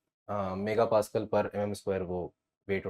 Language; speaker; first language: Hindi; native; Hindi